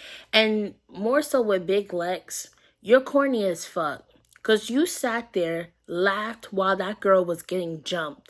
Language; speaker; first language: English; native; English